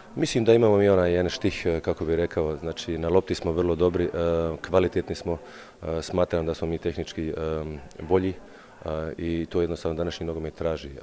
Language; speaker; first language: Serbian; early bilingual, heritage; Croatian